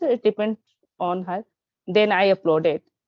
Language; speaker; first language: English; non-native, learner; Hindi